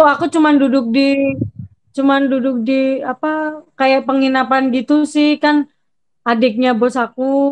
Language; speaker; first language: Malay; non-native, local second language; Javanese